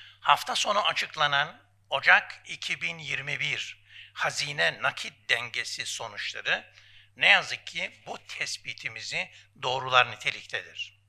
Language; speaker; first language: Turkish; native; Turkish